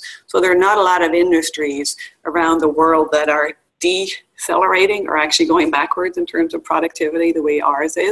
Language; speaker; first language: English; native; English